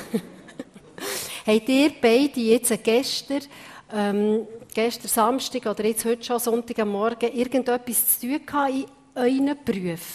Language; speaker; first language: German; native; German